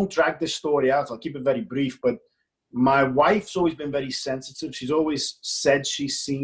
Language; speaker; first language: English; native; English